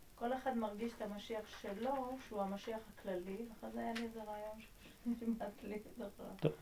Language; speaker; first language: Hebrew; early bilingual, other home language; Persian